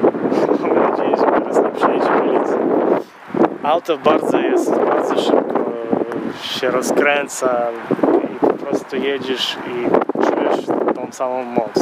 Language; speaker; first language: Polish; non-native, fluent; Ukrainian